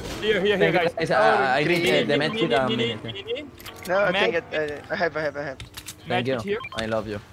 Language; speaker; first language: English; non-native, learner; Portuguese